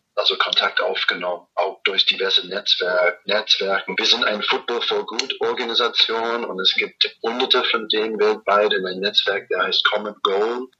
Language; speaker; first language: German; non-native, fluent; English